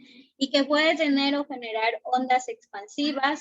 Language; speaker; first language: Spanish; native; Spanish